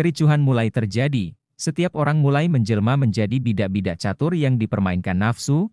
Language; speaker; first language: Indonesian; native; Indonesian